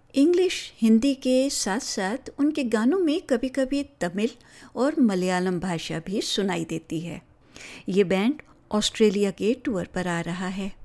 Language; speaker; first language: Hindi; native; Hindi